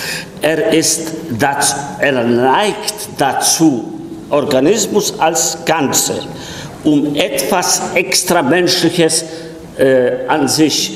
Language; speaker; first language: German; non-native, fluent; Polish